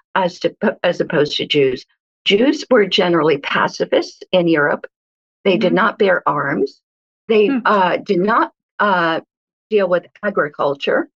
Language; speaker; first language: English; early bilingual, other home language; Hebrew